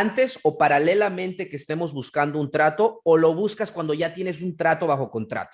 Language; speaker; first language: Spanish; native; Spanish